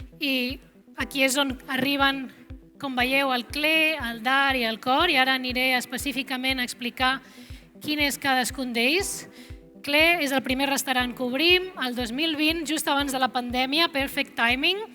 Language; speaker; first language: Catalan; early bilingual, other home language; Arabic